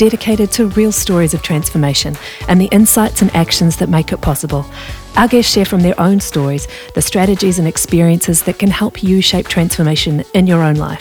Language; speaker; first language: English; native; English